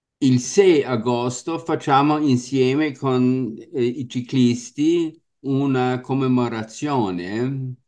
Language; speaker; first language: Italian; non-native, learner; German